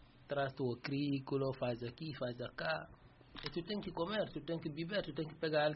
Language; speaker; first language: Spanish; non-native, learner; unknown